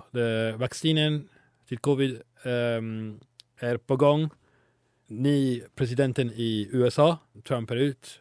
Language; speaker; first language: Swedish; non-native, learner; Italian